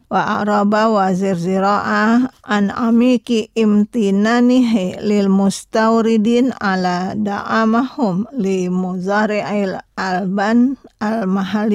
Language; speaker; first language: Arabic; non-native, fluent; Indonesian